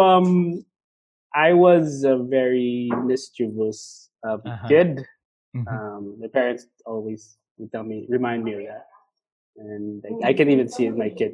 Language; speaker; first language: English; non-native, local second language; Cebuano